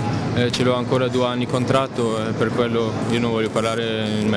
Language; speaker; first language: Italian; non-native, learner; German